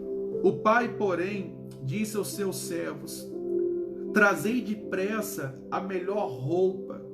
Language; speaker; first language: Portuguese; native; Portuguese